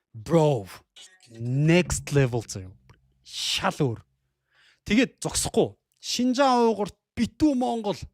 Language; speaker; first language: Mongolian; native; Mongolian